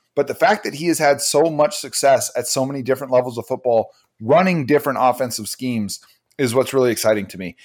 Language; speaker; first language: English; native; English